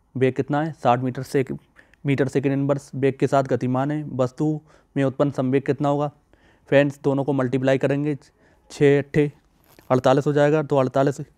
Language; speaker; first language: Hindi; native; Hindi